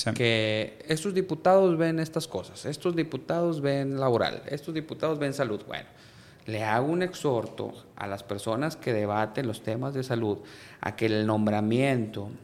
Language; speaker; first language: Spanish; native; Spanish